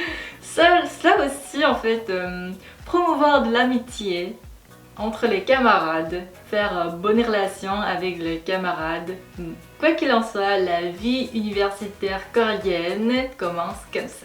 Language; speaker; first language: French; non-native, fluent; Korean